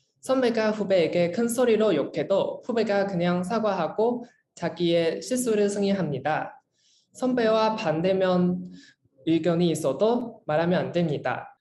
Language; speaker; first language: Korean; non-native, learner; Chinese